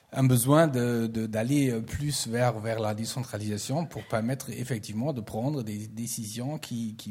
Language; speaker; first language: French; non-native, fluent; German